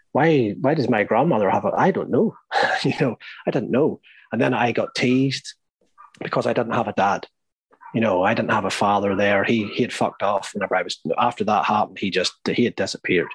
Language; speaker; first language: English; native; English